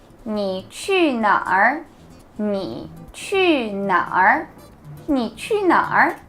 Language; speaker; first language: Chinese; non-native, fluent; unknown